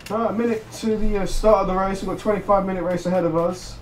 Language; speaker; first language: English; native; English